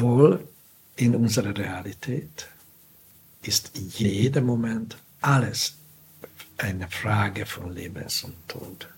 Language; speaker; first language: German; non-native, fluent; Hungarian